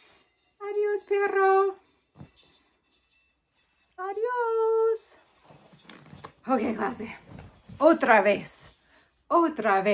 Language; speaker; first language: Spanish; non-native, fluent; English